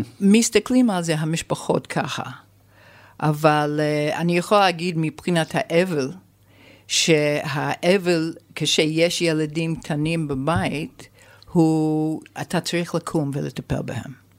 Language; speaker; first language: Hebrew; non-native, fluent; English